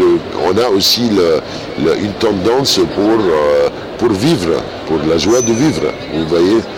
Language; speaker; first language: French; non-native, fluent; Arabic